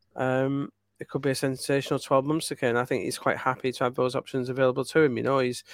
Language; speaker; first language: English; native; English